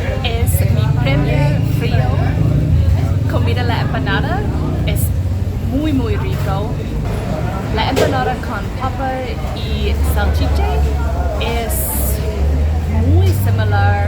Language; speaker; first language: Spanish; non-native, learner; English